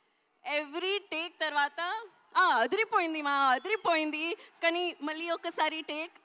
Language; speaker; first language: Telugu; non-native, local second language; Hindi